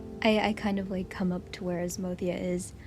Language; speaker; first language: English; native; English